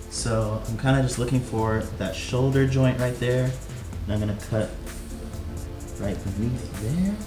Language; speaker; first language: English; native; English